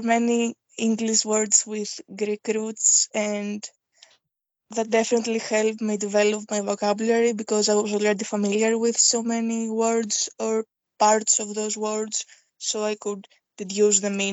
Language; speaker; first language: English; non-native, fluent; Greek